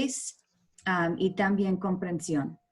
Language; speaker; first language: Spanish; non-native, learner; English